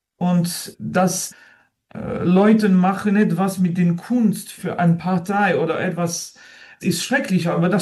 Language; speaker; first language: German; non-native, fluent; French